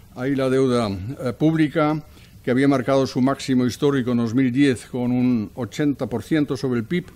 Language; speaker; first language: Spanish; non-native, fluent; German